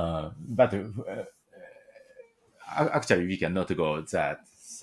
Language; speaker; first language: English; non-native, learner; Japanese